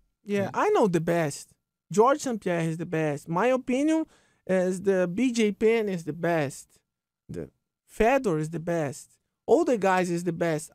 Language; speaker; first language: English; non-native, learner; Portuguese